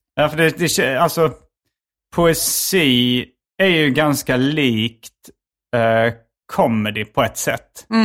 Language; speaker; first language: Swedish; native; Swedish